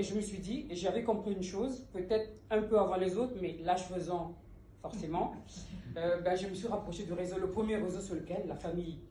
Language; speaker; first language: French; early bilingual, other home language; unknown